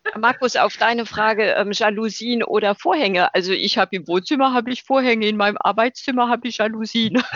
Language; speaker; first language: German; native; German